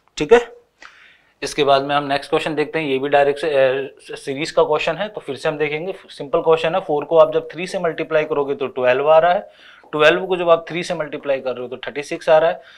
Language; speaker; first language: Hindi; native; Hindi